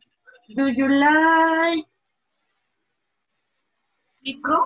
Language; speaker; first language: English; non-native, learner; Spanish